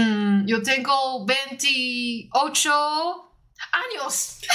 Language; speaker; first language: Spanish; non-native, learner; Chinese